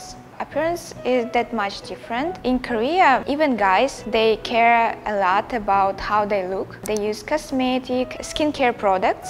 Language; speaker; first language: English; non-native, fluent; Russian